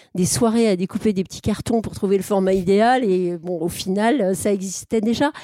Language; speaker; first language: French; native; French